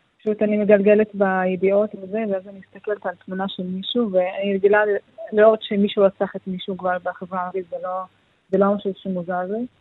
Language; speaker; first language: Hebrew; non-native, local second language; Arabic